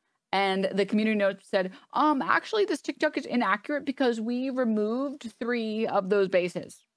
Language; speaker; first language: English; native; English